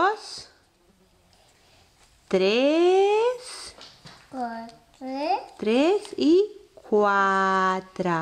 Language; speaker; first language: Spanish; non-native, local second language; Catalan